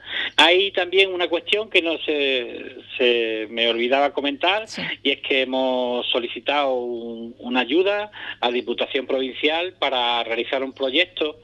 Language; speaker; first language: Spanish; native; Spanish